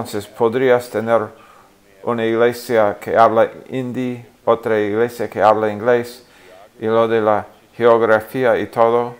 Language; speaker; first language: Spanish; non-native, fluent; English